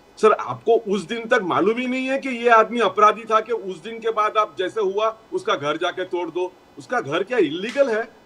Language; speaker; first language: Hindi; non-native, local second language; Gujarati